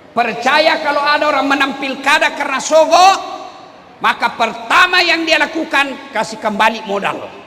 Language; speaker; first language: Indonesian; non-native, local second language; Buginese